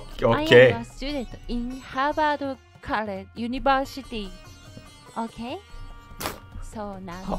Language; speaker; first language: English; non-native, learner; Japanese